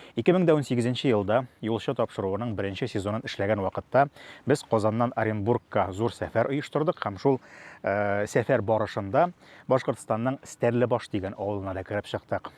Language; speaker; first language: Tatar; native; Tatar